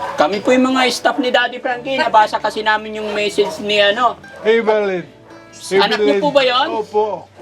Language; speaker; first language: Filipino; native; Filipino